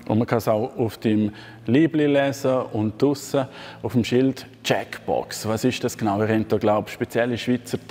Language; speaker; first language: German; native; German